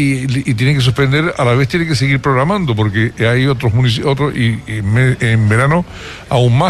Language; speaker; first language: Spanish; native; Spanish